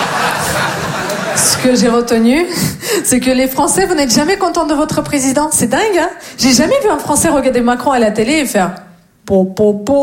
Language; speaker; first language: French; non-native, fluent; Russian